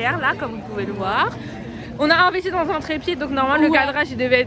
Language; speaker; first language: French; native; French